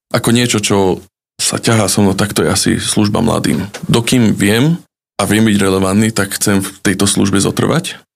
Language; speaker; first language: Slovak; native; Slovak